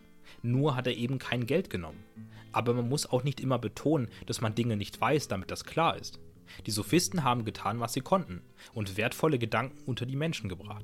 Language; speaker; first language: German; native; German